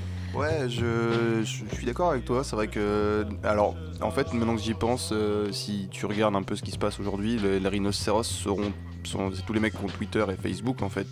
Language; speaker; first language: French; native; French